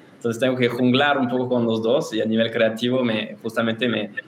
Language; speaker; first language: Spanish; non-native, fluent; French